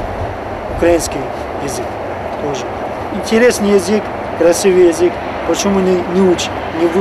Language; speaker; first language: Ukrainian; non-native, learner; Turkish